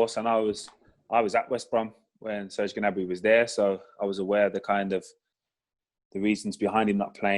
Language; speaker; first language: English; native; English